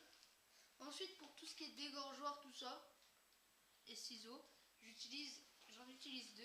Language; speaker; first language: French; native; French